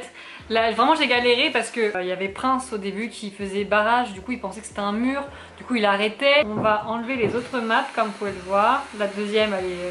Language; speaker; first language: French; native; French